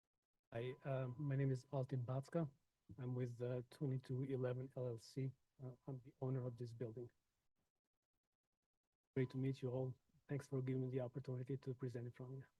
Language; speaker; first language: English; non-native, fluent; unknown